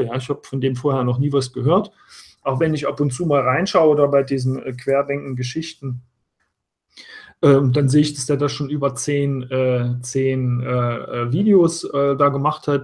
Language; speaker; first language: German; native; German